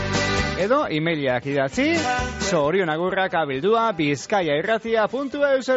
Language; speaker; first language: Basque; native; Basque